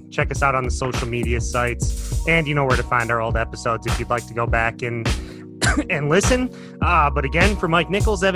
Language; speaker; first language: English; native; English